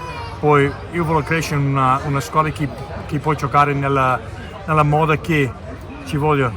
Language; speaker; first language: Italian; non-native, learner; English